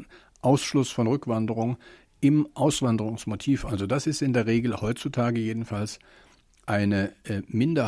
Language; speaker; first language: German; native; German